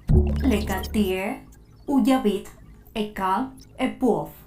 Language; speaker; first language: French; non-native, learner; Spanish